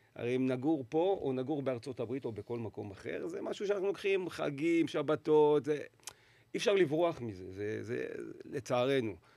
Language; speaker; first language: Hebrew; native; Hebrew